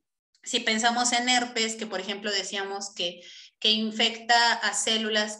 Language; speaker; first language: Spanish; native; Spanish